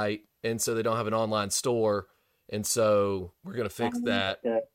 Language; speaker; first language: English; native; English